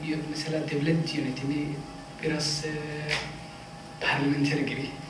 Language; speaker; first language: Turkish; non-native, fluent; Somali